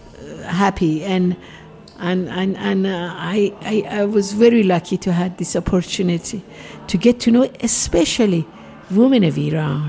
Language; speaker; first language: English; non-native, fluent; Persian